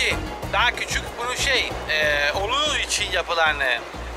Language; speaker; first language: Turkish; non-native, fluent; Italian